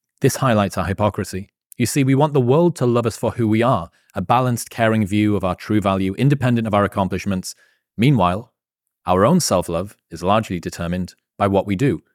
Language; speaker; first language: English; native; English